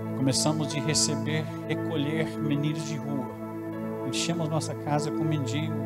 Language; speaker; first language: Portuguese; non-native, fluent; English